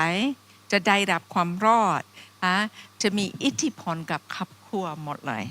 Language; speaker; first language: Thai; non-native, fluent; English